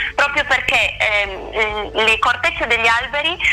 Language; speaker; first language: Italian; native; Italian